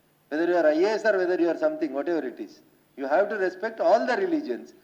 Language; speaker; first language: English; non-native, local second language; Telugu